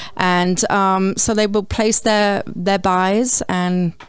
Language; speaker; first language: English; native; English